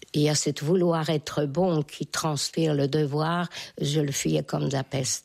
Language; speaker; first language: French; non-native, fluent; Hungarian